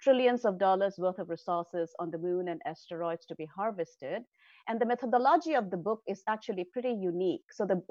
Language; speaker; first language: English; non-native, local second language; Assamese